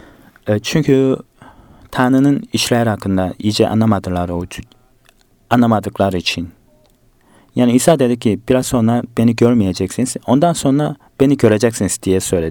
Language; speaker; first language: Turkish; non-native, fluent; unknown